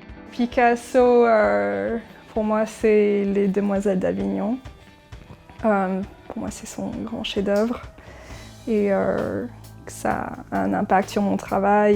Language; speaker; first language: French; early bilingual, heritage; English